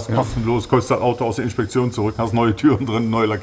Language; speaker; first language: German; native; German